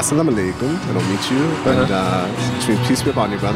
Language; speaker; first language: English; native; English